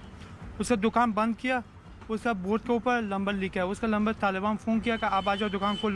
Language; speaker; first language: Hindi; non-native, learner; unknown